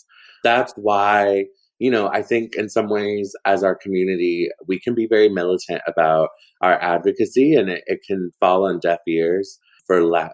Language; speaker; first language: English; native; English